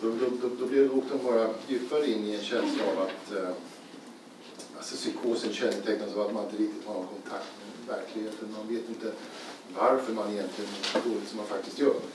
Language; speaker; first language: Swedish; native; Swedish